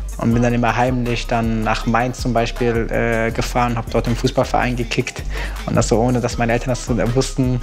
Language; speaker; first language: German; native; German